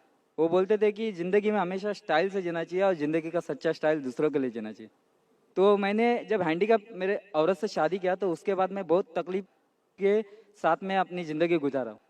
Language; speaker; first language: Hindi; non-native, local second language; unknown